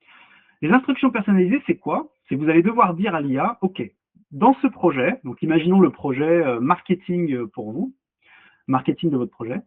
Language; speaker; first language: French; native; French